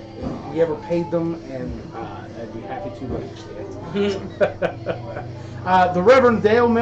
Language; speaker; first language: English; native; English